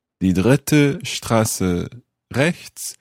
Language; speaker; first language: German; non-native, learner; English